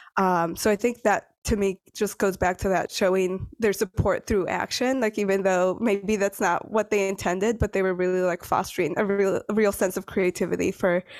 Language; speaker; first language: English; early bilingual, other home language; Spanish